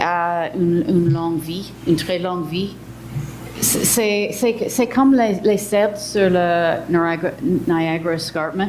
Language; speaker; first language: French; early bilingual, heritage; English